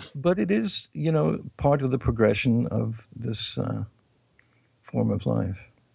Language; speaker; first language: English; native; English